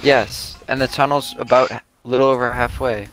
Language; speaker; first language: English; native; English